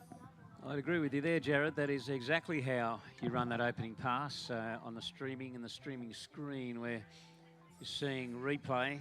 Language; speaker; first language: English; native; English